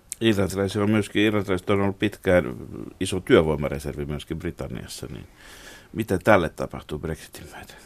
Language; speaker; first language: Finnish; native; Finnish